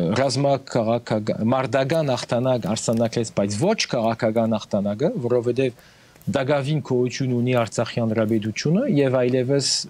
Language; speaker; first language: Armenian; early bilingual, heritage; Armenian